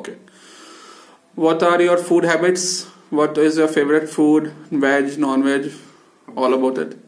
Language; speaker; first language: English; non-native, local second language; Hindi